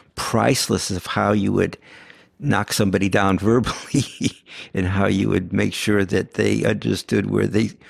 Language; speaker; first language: English; early bilingual, other home language; Yiddish